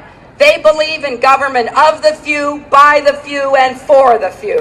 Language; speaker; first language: English; native; English